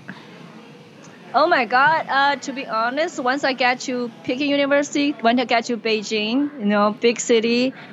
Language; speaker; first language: English; non-native, fluent; Chinese